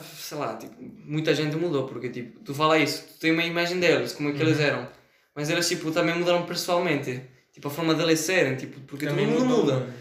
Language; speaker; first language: Portuguese; non-native, fluent; Spanish